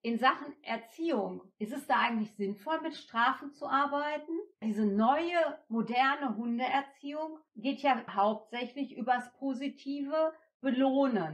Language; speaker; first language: German; native; German